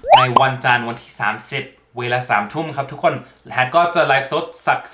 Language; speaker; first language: Thai; non-native, fluent; English